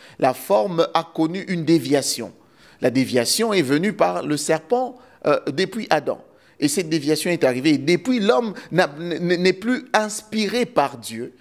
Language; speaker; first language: French; non-native, local second language; Lingala